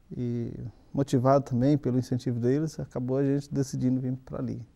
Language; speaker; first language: Portuguese; native; Portuguese